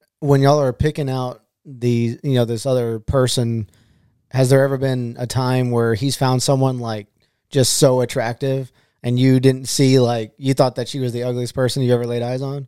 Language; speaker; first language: English; native; English